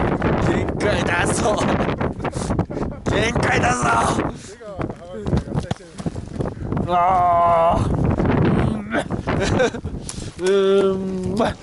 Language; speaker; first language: Japanese; native; Japanese